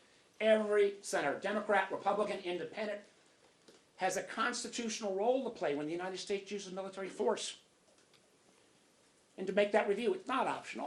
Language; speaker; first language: English; native; English